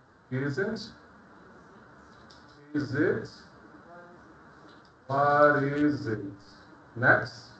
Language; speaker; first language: English; non-native, fluent; Portuguese